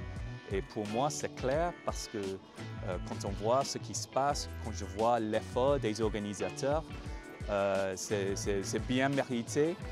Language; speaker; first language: French; non-native, fluent; English